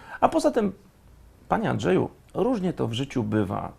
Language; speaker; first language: Polish; native; Polish